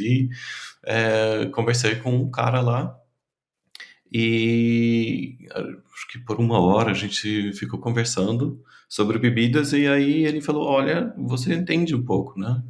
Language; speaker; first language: Portuguese; non-native, fluent; German